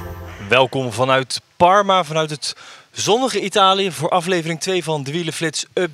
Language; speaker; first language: Dutch; native; Dutch